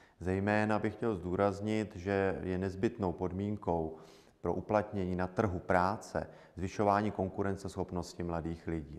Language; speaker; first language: Czech; native; Czech